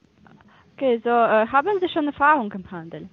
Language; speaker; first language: German; non-native, fluent; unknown